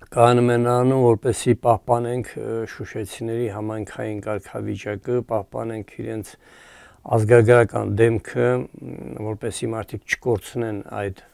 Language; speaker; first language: Armenian; native; Armenian